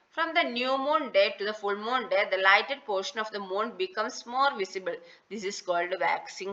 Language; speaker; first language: English; non-native, local second language; Malayalam